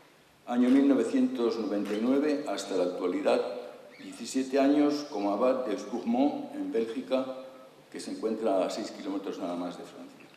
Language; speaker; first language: Spanish; native; Spanish